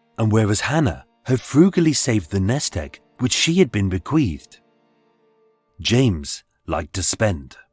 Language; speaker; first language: English; native; English